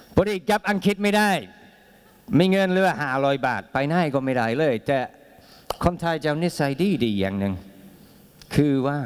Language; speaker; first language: Thai; non-native, fluent; English